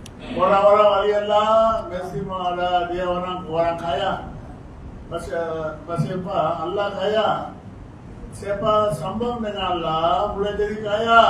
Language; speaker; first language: Indonesian; non-native, learner; Tamil